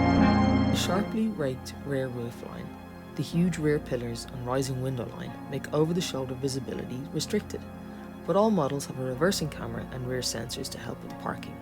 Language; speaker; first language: English; native; English